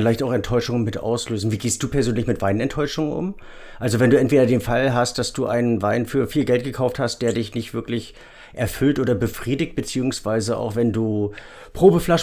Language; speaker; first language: German; native; German